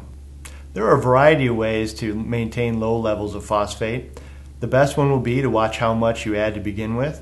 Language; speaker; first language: English; native; English